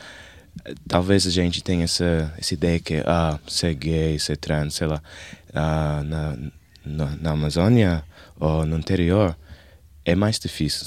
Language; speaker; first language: Portuguese; non-native, learner; English